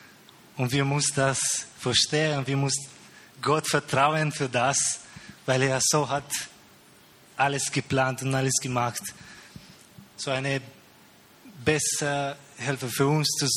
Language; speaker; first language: German; non-native, learner; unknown